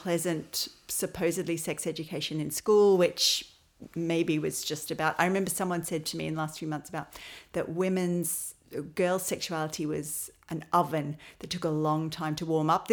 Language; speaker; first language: English; native; English